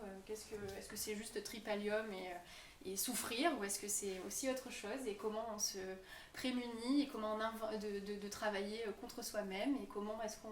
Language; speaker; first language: French; native; French